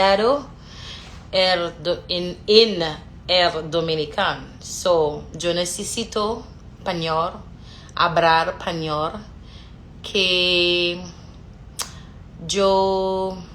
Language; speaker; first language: Spanish; non-native, learner; Haitian Creole